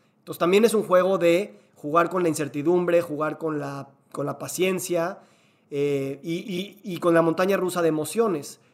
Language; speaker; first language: Spanish; native; Spanish